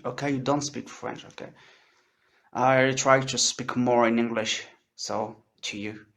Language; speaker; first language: English; non-native, learner; French